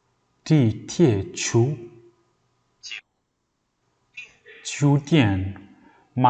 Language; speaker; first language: Chinese; non-native, learner; Mongolian